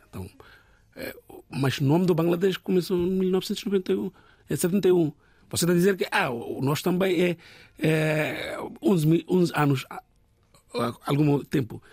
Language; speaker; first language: Portuguese; non-native, learner; Bangla